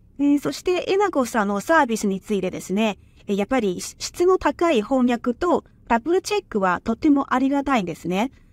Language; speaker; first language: Japanese; non-native, fluent; Chinese